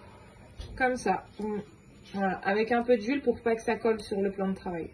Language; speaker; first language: French; early bilingual, other home language; Arabic